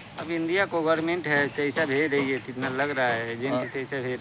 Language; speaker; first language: Hindi; native; Hindi